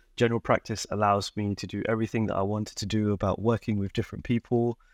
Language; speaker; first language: English; native; English